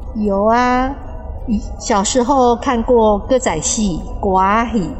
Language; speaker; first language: Chinese; native; Chinese